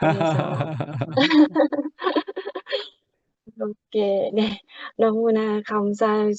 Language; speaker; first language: Korean; non-native, learner; Thai